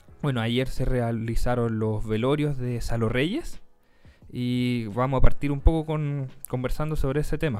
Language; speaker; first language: Spanish; native; Spanish